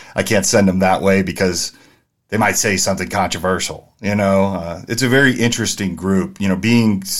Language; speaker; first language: English; native; English